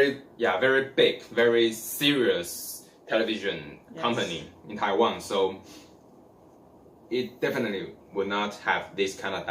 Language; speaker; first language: English; non-native, learner; Chinese